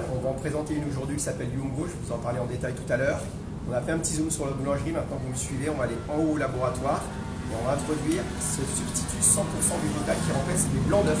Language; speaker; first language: French; native; French